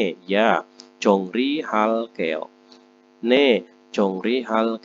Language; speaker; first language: Korean; non-native, fluent; Indonesian